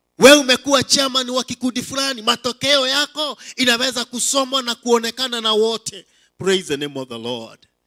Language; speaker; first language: Swahili; non-native, local second language; Kikuyu